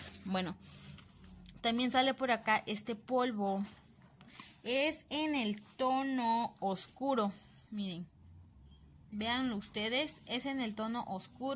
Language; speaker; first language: Spanish; native; Spanish